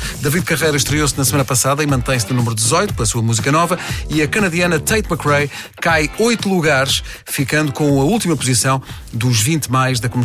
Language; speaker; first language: Portuguese; native; Portuguese